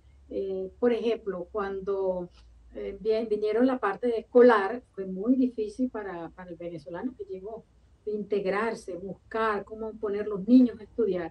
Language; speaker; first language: Spanish; native; Spanish